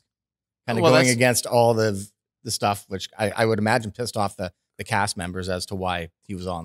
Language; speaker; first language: English; native; English